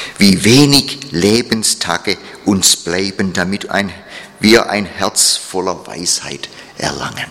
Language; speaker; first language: German; non-native, fluent; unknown